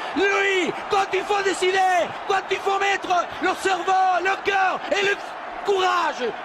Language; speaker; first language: French; non-native, fluent; Spanish